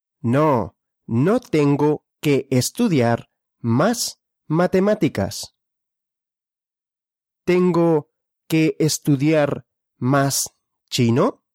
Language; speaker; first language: Spanish; non-native, fluent; Russian